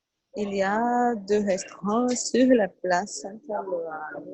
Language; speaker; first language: French; non-native, learner; Portuguese